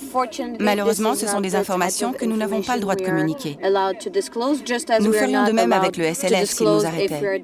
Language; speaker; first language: French; native; French